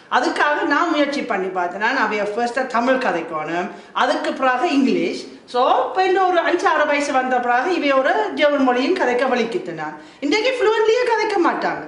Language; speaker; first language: Tamil; non-native, fluent; German